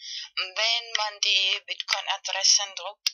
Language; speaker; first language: German; non-native, fluent; Spanish